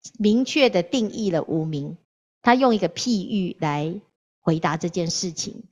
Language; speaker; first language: Chinese; native; Chinese